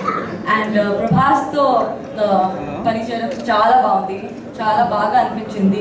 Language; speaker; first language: Telugu; non-native, learner; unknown